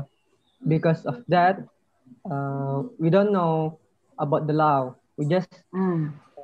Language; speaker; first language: English; non-native, learner; Indonesian